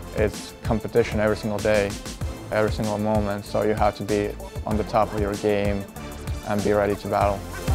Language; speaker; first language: English; non-native, fluent; Latvian